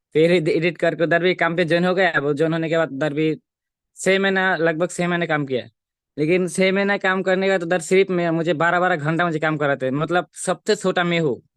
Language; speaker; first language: Hindi; non-native, local second language; Bangla